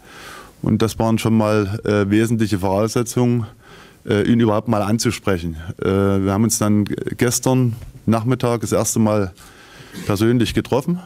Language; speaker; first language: German; native; German